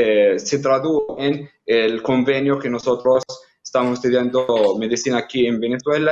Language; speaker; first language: Spanish; non-native, fluent; Arabic